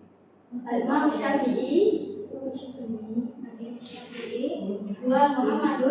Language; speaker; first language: Arabic; non-native, learner; Indonesian